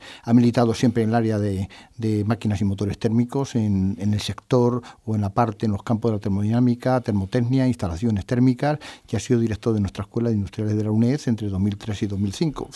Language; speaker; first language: Spanish; native; Spanish